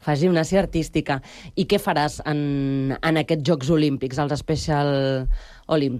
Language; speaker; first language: Catalan; native; Catalan